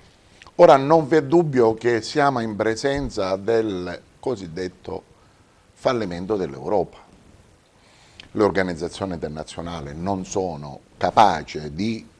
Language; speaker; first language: Italian; native; Italian